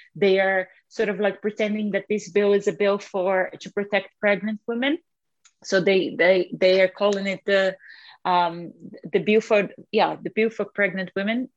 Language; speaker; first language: English; non-native, fluent; Portuguese